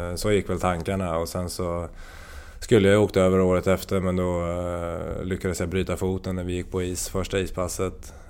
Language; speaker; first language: Swedish; native; Swedish